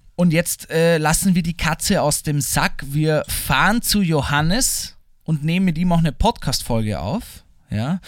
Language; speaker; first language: German; native; German